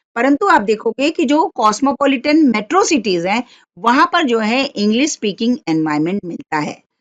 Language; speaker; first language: Hindi; non-native, local second language; Marathi